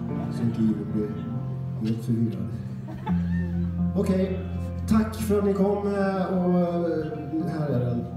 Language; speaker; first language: Swedish; native; Swedish